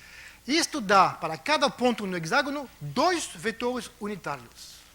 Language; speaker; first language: Portuguese; non-native, fluent; French